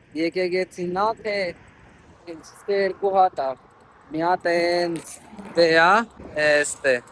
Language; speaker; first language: Armenian; non-native, learner; Hindi